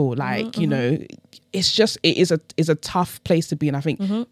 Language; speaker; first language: English; native; English